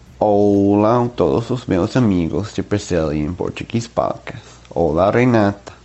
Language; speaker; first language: Portuguese; non-native, learner; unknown